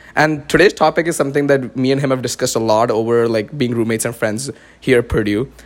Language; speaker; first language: English; non-native, local second language; Marathi